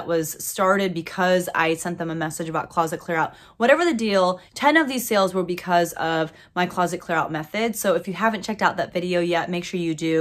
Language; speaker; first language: English; native; English